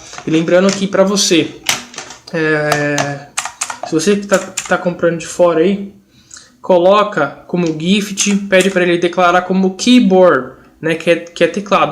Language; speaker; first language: Portuguese; native; Portuguese